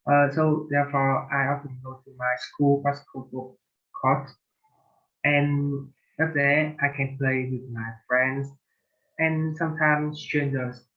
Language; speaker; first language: English; non-native, learner; Vietnamese